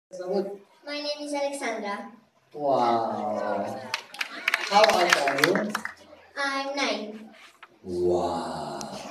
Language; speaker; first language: English; non-native, learner; German